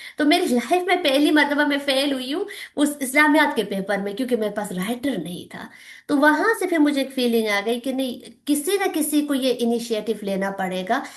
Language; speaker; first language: Urdu; non-native, local second language; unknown